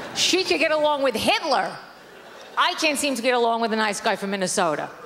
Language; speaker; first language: English; native; English